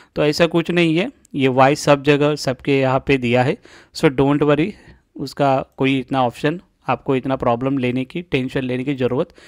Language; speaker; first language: Hindi; non-native, local second language; Marathi